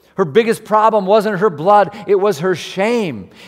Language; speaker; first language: English; native; English